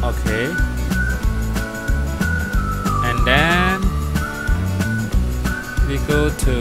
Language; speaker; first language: English; non-native, learner; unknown